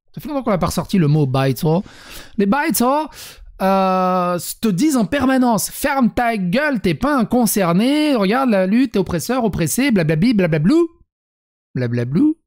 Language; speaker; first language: French; early bilingual, other home language; Serbian